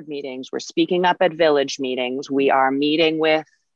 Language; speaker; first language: English; native; English